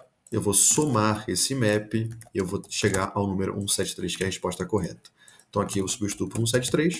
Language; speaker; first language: Portuguese; native; Portuguese